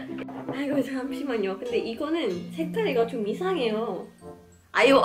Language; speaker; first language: Korean; non-native, learner; Malay